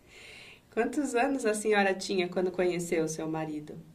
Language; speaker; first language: Portuguese; native; Portuguese